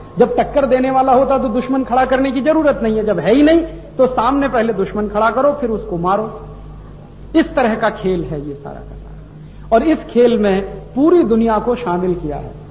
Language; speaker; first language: Hindi; native; Hindi